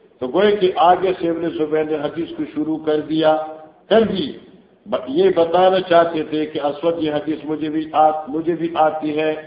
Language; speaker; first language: Urdu; non-native, local second language; Northern Hindko